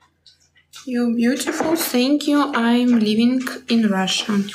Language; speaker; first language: English; non-native, learner; Russian